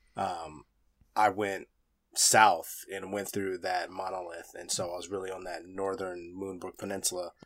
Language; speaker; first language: English; native; English